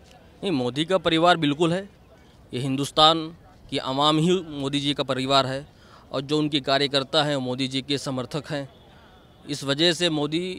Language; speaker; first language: Hindi; non-native, local second language; Gujarati